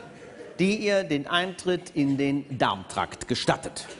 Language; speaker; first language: German; native; German